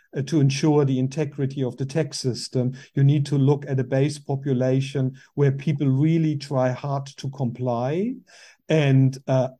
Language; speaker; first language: English; non-native, fluent; German